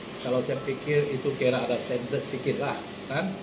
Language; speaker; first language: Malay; non-native, local second language; Hakka Chinese